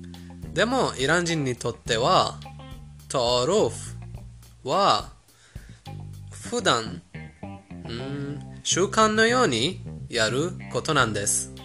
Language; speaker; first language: Japanese; non-native, fluent; Persian